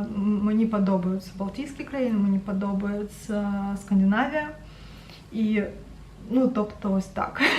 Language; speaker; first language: Ukrainian; non-native, local second language; Russian